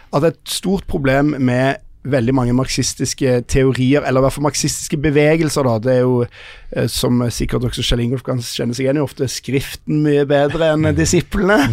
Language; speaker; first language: Norwegian; native; Norwegian